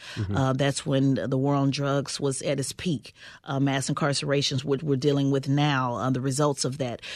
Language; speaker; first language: English; native; English